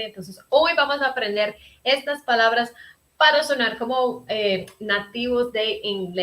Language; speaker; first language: Spanish; early bilingual, heritage; Spanish